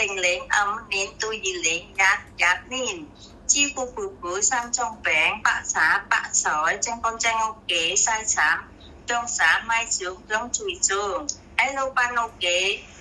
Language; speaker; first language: Cantonese; non-native, learner; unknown